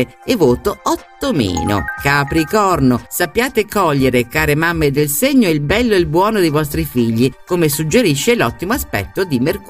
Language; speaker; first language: Italian; native; Italian